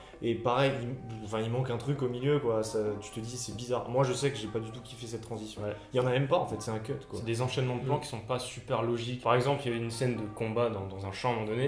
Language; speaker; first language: French; native; French